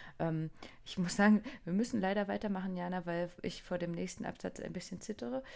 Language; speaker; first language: German; non-native, fluent; Japanese